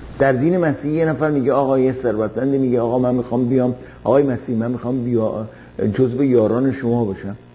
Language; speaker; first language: Persian; native; Persian